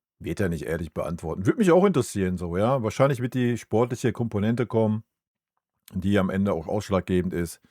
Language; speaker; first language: German; native; German